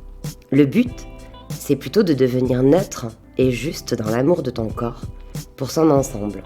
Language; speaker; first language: French; native; French